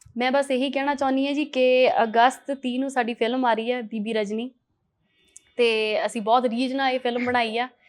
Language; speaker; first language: Punjabi; early bilingual, heritage; Punjabi